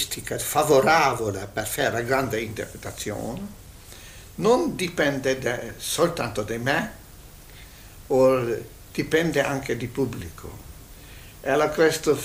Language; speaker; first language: Italian; non-native, learner; Hungarian